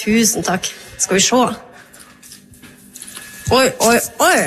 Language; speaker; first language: Norwegian; native; Norwegian